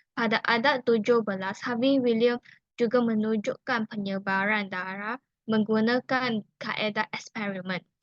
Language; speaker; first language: Malay; non-native, local second language; Chinese